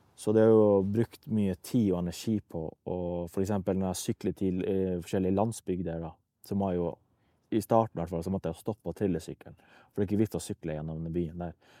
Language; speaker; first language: Norwegian; early bilingual, other home language; Persian